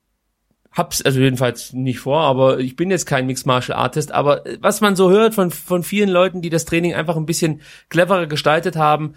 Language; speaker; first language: German; native; German